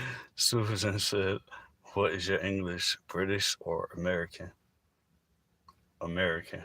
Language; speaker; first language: English; native; English